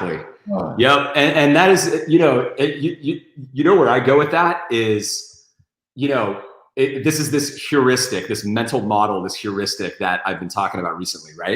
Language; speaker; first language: English; native; English